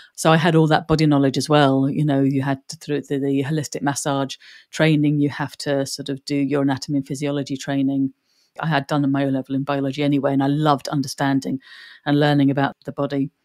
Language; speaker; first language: English; native; English